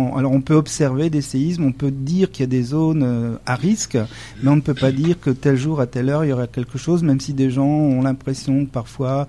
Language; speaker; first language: French; native; French